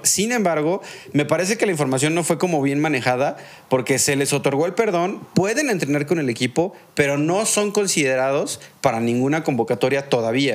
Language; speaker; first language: Spanish; native; Spanish